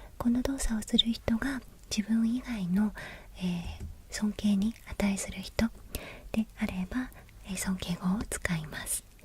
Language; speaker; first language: Japanese; native; Japanese